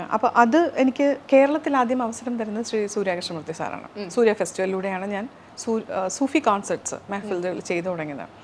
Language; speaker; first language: Malayalam; non-native, local second language; Urdu